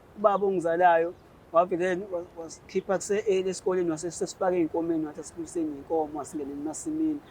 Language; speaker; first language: Zulu; native; Zulu